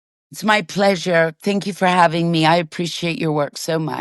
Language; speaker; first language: English; native; English